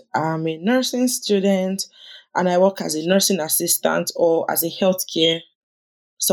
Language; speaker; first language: English; non-native, local second language; Yoruba